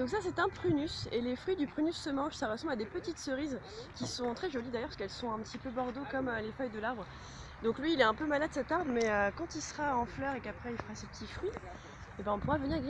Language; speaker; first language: French; native; French